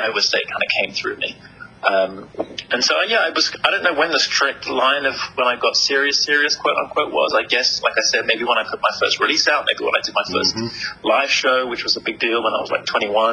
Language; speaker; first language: English; native; English